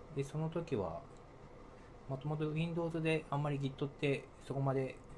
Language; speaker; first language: Japanese; native; Japanese